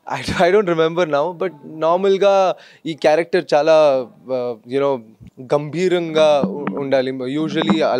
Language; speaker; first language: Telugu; non-native, local second language; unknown